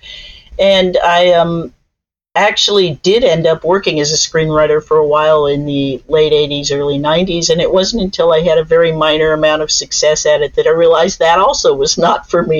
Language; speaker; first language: English; native; English